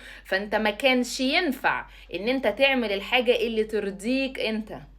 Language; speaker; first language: Arabic; native; Arabic